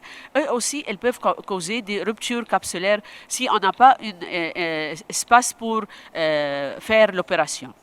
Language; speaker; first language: French; non-native, local second language; Arabic